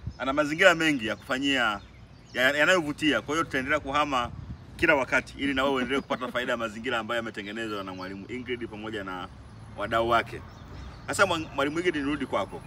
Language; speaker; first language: Swahili; native; Swahili